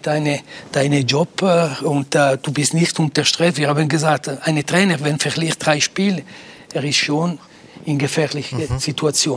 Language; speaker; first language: German; non-native, local second language; Italian